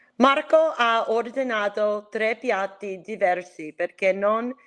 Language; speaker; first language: Italian; non-native, learner; English